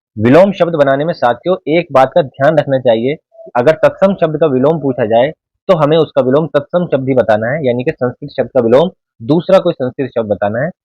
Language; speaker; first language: Hindi; native; Hindi